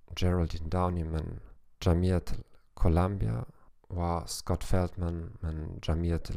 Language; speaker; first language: Arabic; non-native, learner; German